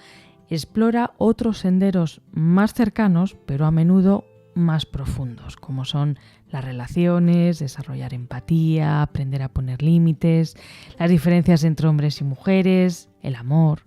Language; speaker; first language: Spanish; native; Spanish